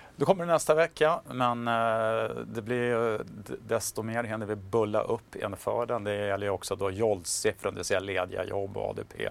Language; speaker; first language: Swedish; native; Swedish